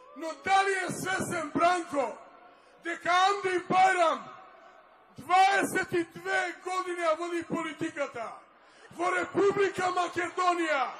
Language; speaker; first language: Macedonian; non-native, local second language; Romany